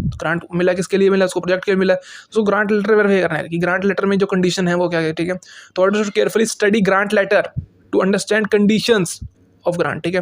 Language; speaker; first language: Hindi; native; Hindi